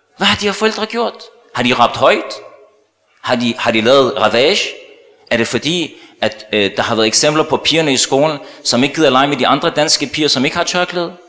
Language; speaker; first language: Danish; early bilingual, other home language; Arabic